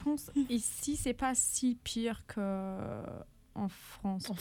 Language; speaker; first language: French; non-native, fluent; German